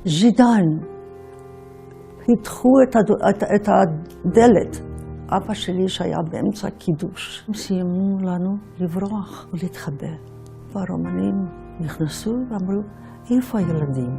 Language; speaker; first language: Hebrew; non-native, fluent; Yiddish